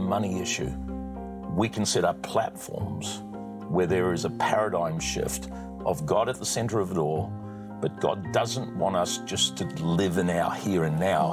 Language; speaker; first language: English; native; English